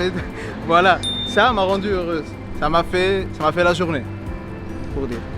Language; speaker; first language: French; non-native, fluent; Spanish